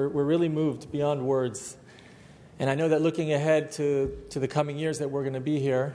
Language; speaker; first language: English; native; English